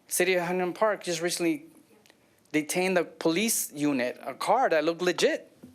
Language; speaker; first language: English; native; English